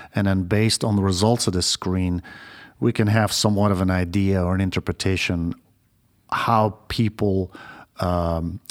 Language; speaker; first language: English; non-native, fluent; Dutch